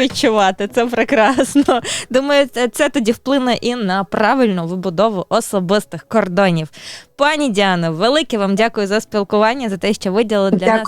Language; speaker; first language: Ukrainian; native; Ukrainian